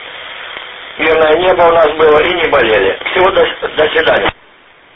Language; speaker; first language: Russian; native; Russian